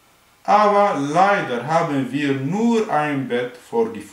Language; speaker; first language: German; non-native, fluent; Arabic